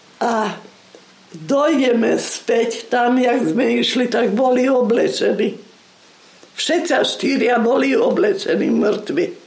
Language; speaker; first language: Slovak; non-native, local second language; Rusyn